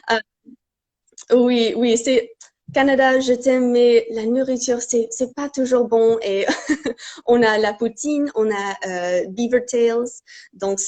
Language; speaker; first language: French; non-native, fluent; English